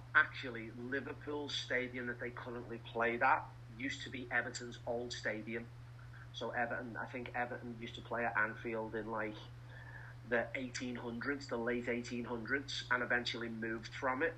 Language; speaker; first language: English; native; English